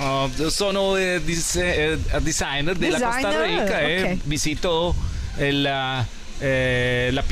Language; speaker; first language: Italian; non-native, learner; Spanish